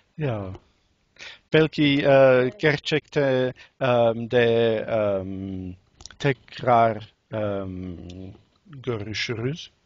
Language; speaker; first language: Turkish; non-native, learner; English